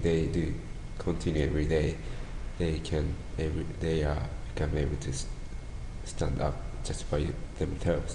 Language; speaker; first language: English; non-native, fluent; Japanese